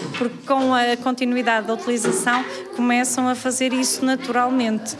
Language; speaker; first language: Portuguese; native; Portuguese